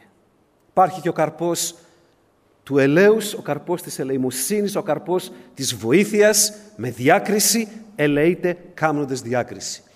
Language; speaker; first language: Greek; native; Greek